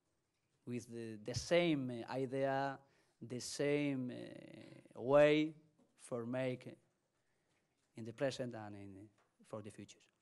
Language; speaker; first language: English; non-native, learner; Spanish